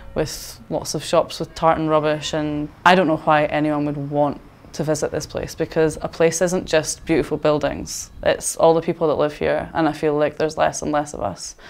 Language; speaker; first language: English; native; English